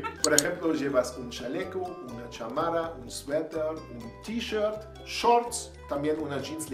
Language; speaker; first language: Spanish; non-native, learner; German